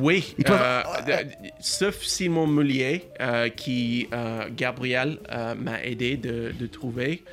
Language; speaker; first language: French; non-native, learner; English